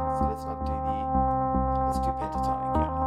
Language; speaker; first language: English; native; English